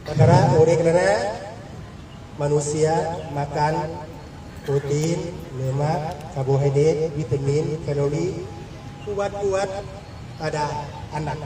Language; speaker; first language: Indonesian; non-native, learner; Thai